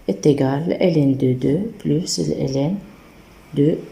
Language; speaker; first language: French; non-native, local second language; Arabic